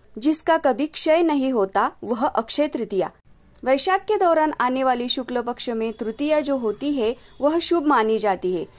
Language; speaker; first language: Hindi; non-native, local second language; Marathi